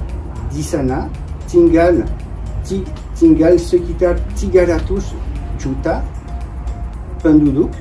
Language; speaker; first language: Indonesian; non-native, learner; French